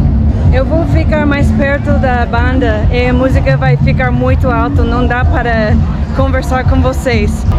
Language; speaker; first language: Portuguese; non-native, fluent; English